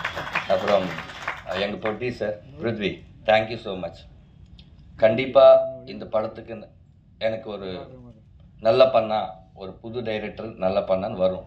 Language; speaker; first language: Tamil; non-native, learner; Telugu